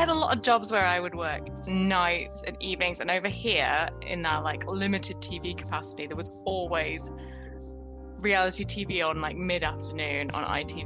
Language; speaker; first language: English; native; English